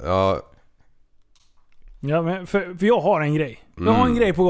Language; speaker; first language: Swedish; native; Swedish